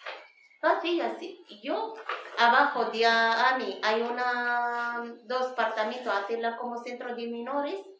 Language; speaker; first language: Spanish; non-native, learner; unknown